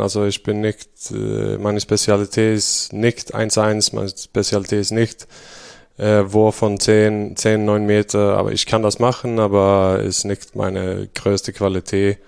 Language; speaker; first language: German; non-native, fluent; Swedish